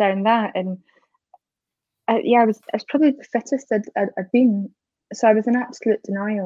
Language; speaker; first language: English; native; English